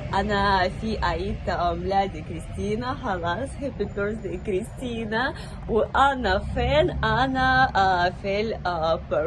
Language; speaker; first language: Arabic; non-native, learner; Russian